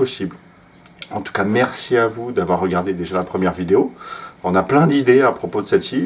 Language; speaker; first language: French; native; French